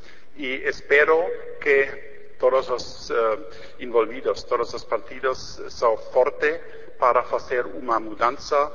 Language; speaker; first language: Portuguese; non-native, learner; German